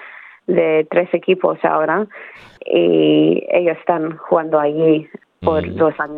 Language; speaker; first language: Spanish; early bilingual, heritage; Spanish